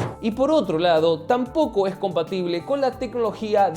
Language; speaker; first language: Spanish; native; Spanish